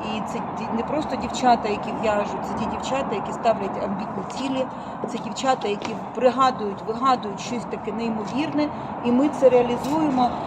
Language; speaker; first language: Ukrainian; native; Ukrainian